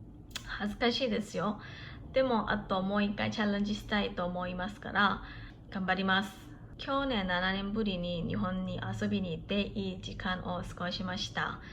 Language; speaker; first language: Japanese; non-native, fluent; Korean